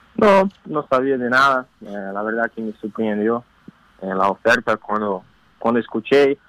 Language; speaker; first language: Spanish; non-native, learner; Portuguese